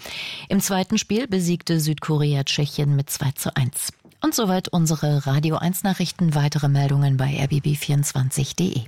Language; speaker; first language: German; native; German